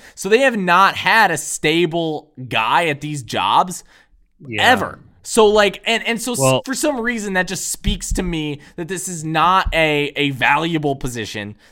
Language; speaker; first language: English; native; English